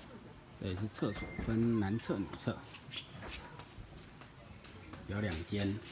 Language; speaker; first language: Chinese; native; Chinese